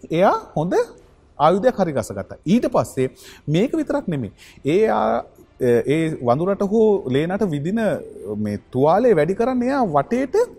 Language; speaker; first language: Sinhala; native; Sinhala